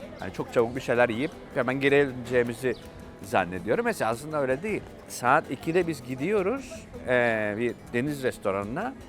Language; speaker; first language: Turkish; native; Turkish